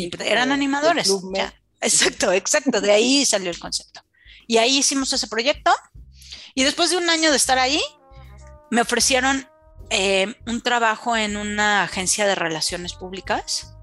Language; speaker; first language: Spanish; native; Spanish